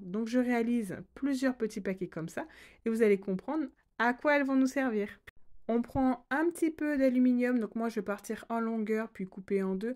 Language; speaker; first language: French; native; French